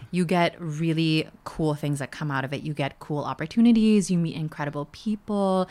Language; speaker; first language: English; early bilingual, other home language; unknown